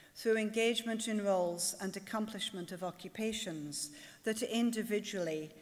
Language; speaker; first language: English; native; English